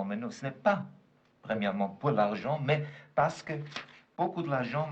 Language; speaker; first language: French; non-native, fluent; German